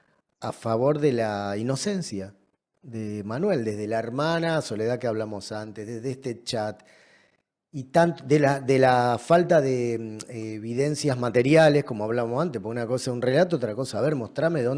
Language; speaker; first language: Spanish; native; Spanish